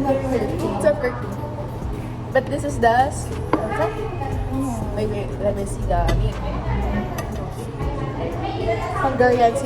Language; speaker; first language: English; non-native, local second language; Filipino